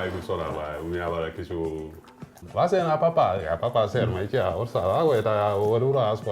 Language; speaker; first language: Basque; non-native, learner; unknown